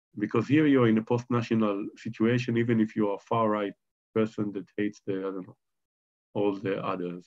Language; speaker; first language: English; non-native, fluent; Hebrew